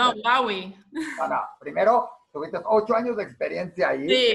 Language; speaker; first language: Spanish; native; Spanish